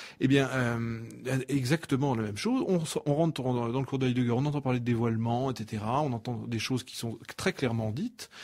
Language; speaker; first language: French; native; French